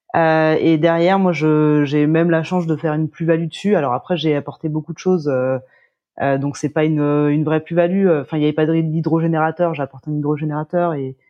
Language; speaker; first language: French; native; French